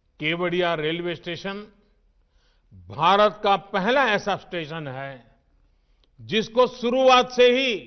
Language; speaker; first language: Hindi; non-native, local second language; Gujarati